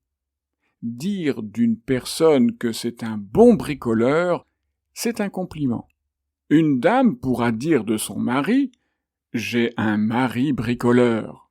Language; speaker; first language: French; native; French